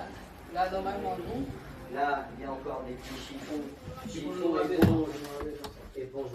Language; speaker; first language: French; native; French